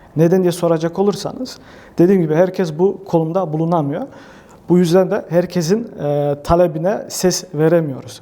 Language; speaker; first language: Turkish; early bilingual, heritage; Turkish